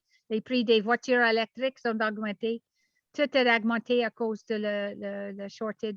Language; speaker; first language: French; non-native, learner; English